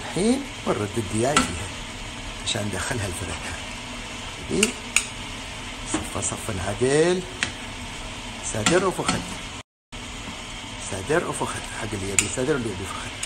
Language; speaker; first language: Arabic; native; Arabic